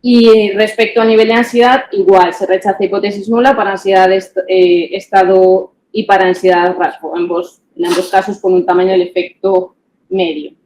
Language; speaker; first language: Spanish; native; Spanish